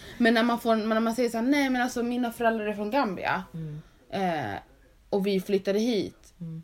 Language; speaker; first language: Swedish; native; Swedish